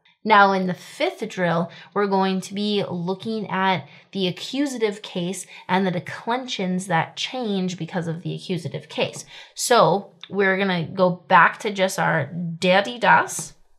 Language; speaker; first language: English; native; English